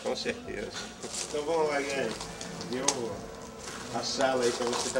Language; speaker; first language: Portuguese; native; Portuguese